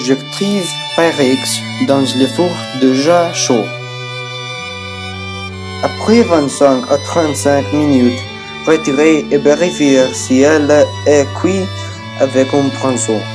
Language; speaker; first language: French; non-native, learner; Spanish